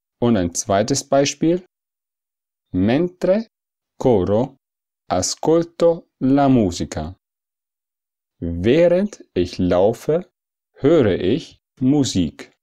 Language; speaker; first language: German; early bilingual, other home language; Italian